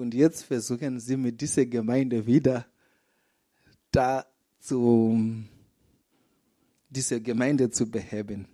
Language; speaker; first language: German; non-native, fluent; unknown